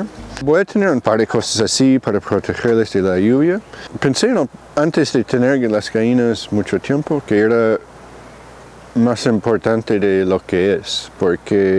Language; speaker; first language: Spanish; non-native, fluent; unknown